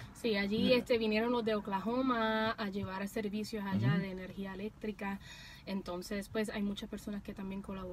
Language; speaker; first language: Spanish; native; Spanish